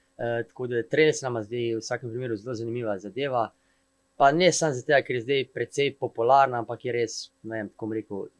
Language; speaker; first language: Slovenian; native; Slovenian